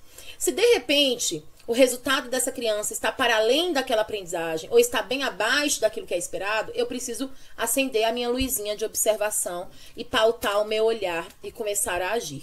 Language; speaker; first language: Portuguese; native; Portuguese